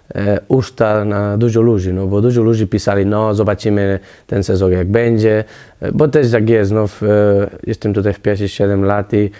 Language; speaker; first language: Polish; non-native, learner; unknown